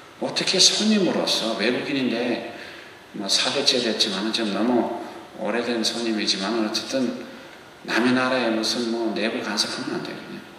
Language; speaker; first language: Korean; non-native, local second language; English